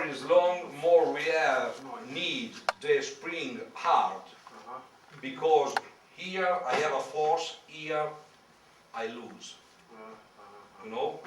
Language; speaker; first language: English; non-native, learner; Italian